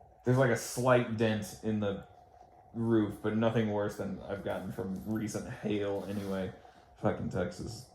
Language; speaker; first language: English; native; English